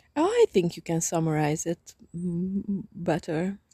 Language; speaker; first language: English; non-native, fluent; Romanian